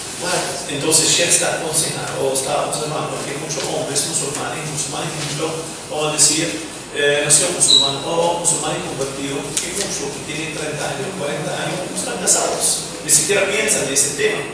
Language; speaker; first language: Spanish; non-native, fluent; Arabic